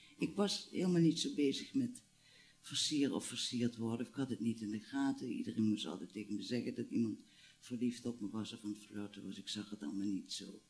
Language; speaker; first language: Dutch; native; Dutch